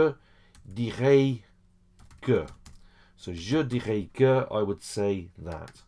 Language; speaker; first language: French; non-native, fluent; English